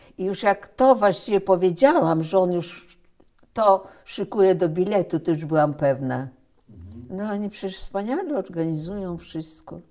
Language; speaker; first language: Polish; early bilingual, heritage; Polish